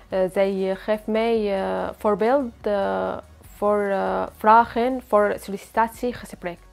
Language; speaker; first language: Dutch; non-native, learner; Arabic